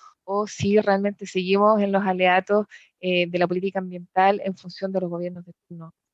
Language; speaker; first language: Spanish; native; Spanish